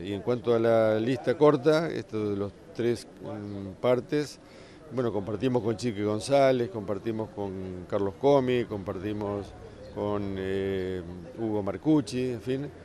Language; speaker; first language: Spanish; native; Spanish